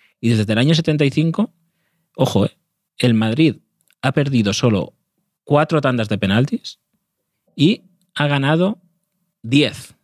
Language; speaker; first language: Spanish; native; Spanish